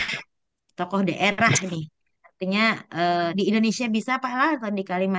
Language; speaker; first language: Indonesian; native; Indonesian